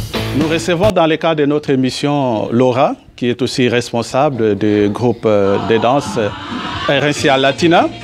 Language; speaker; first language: French; native; French